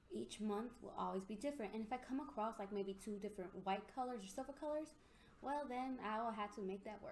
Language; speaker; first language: English; native; English